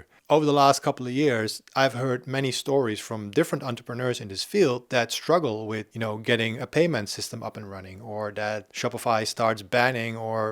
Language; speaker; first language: English; non-native, fluent; Dutch